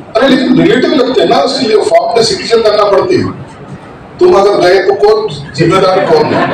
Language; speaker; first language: Hindi; non-native, local second language; Marathi